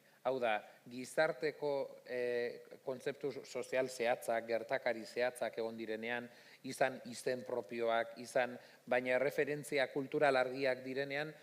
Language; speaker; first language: Basque; native; Basque